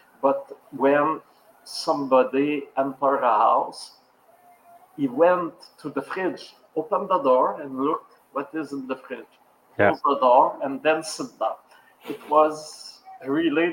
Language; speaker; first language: English; non-native, local second language; French